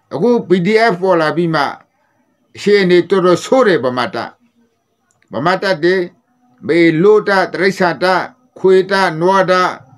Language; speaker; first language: Burmese; native; Burmese